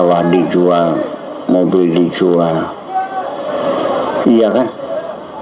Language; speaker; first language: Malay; non-native, local second language; Javanese